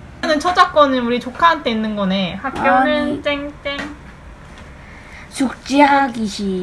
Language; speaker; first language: Korean; native; Korean